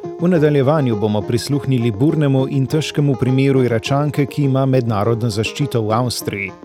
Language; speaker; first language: Slovenian; native; Slovenian